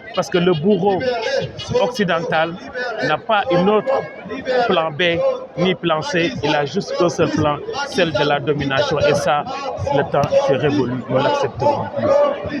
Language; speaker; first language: French; non-native, local second language; Wolof